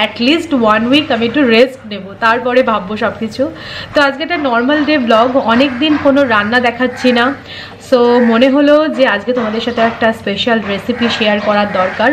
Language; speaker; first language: Bangla; native; Bangla